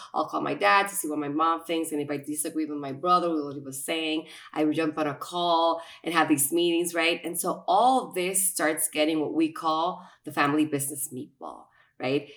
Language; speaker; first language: English; non-native, fluent; Spanish